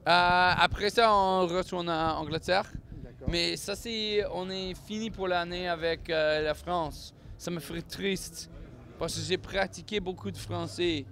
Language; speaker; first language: French; non-native, learner; English